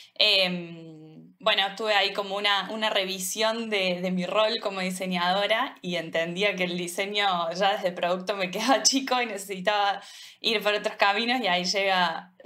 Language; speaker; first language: Spanish; native; Spanish